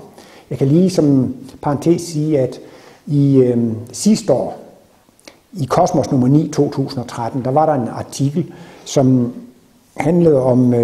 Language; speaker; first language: Danish; native; Danish